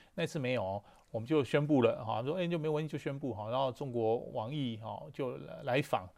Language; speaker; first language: Chinese; native; Chinese